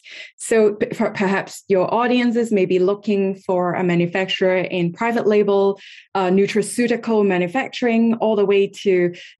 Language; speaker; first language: English; non-native, local second language; Cantonese